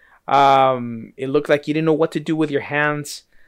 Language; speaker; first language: English; early bilingual, other home language; Spanish